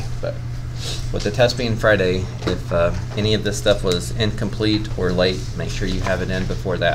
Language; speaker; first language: English; native; English